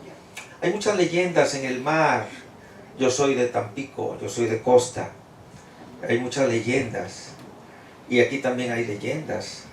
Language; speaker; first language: Spanish; native; Spanish